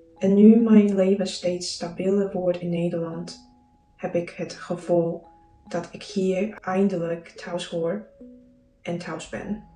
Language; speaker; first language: Dutch; non-native, learner; Chinese